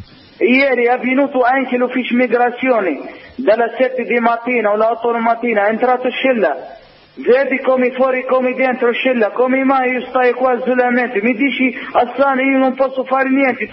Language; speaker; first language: Italian; non-native, learner; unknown